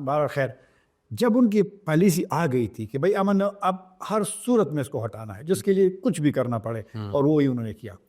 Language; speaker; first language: Urdu; non-native, local second language; Pashto